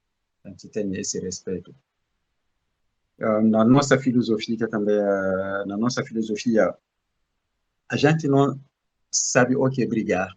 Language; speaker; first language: Portuguese; non-native, learner; Bambara